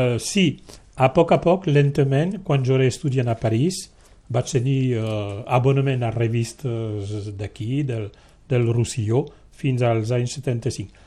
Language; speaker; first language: Catalan; non-native, local second language; French